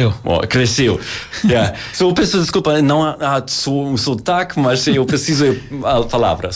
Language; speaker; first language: Portuguese; non-native, learner; German